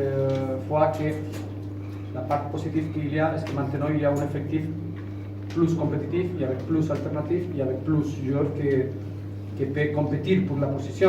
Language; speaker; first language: French; non-native, fluent; Spanish